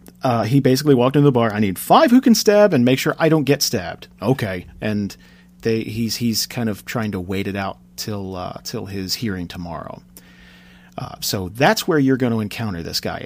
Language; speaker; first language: English; native; English